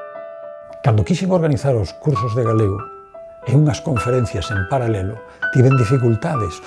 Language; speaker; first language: Galician; native; Galician